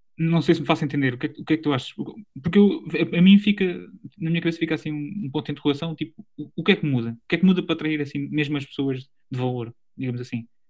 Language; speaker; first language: Portuguese; native; Portuguese